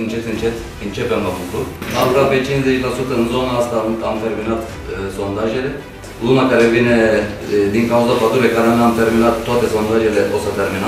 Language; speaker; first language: Romanian; non-native, learner; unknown